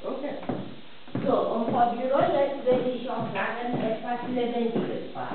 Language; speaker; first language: German; non-native, fluent; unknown